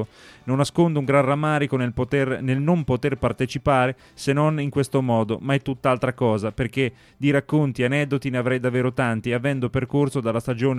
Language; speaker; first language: Italian; native; Italian